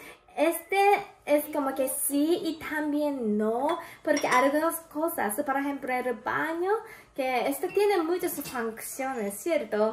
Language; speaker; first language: Spanish; non-native, learner; Japanese